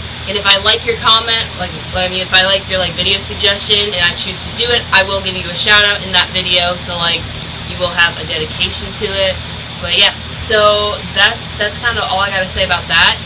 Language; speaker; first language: English; native; English